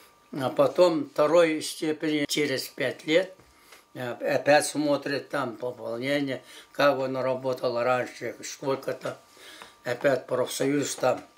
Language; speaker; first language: Russian; non-native, local second language; Yakut